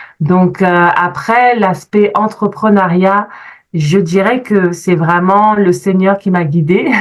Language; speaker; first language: French; early bilingual, other home language; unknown